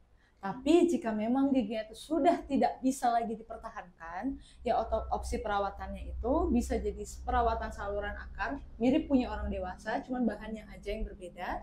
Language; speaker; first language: Indonesian; native; Indonesian